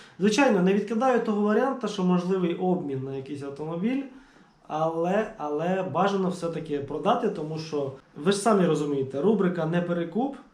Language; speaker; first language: Ukrainian; native; Ukrainian